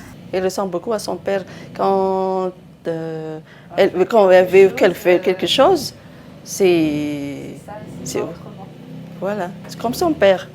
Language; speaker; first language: French; non-native, local second language; Malagasy